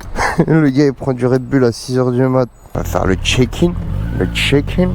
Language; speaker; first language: French; native; French